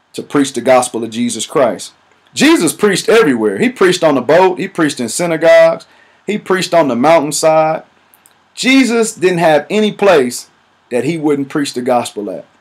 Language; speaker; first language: English; native; English